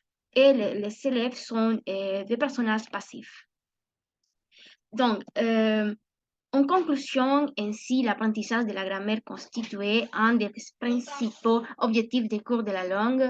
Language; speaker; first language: French; non-native, learner; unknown